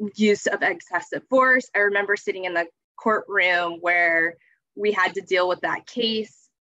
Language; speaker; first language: English; native; English